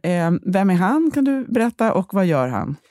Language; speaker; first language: Swedish; native; Swedish